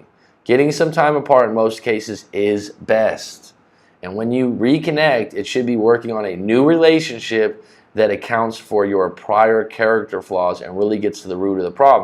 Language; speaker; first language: English; native; English